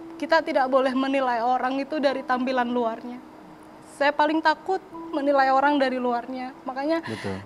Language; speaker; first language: Indonesian; native; Indonesian